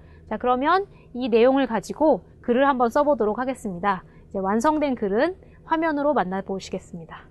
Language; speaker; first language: Korean; native; Korean